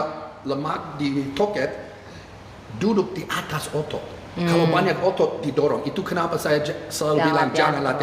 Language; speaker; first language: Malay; non-native, fluent; English